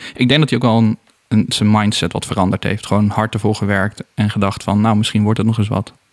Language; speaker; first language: Dutch; native; Dutch